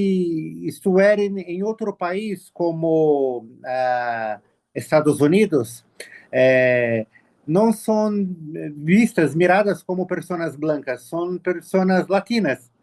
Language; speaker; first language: Spanish; non-native, learner; Portuguese